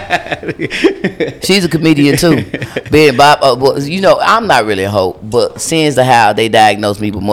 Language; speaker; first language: English; native; English